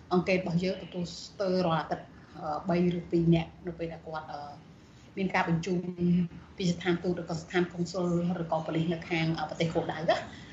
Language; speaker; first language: Khmer; native; Khmer